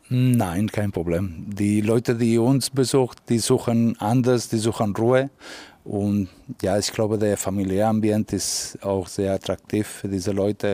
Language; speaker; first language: German; non-native, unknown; Catalan